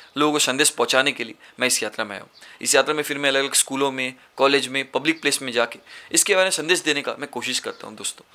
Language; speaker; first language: Hindi; native; Hindi